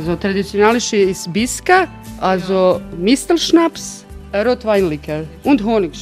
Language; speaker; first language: German; non-native, learner; Croatian